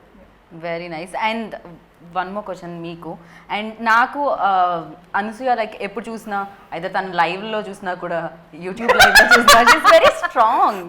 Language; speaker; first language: Telugu; native; Telugu